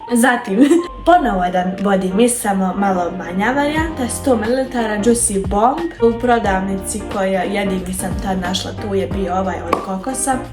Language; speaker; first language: Bosnian; early bilingual, heritage; Bosnian